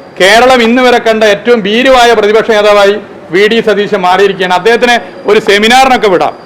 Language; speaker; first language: Malayalam; native; Malayalam